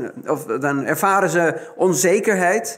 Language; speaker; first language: Dutch; non-native, fluent; Spanish